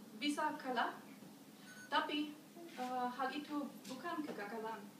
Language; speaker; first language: Indonesian; non-native, learner; German